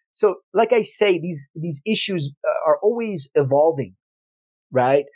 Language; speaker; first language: English; native; English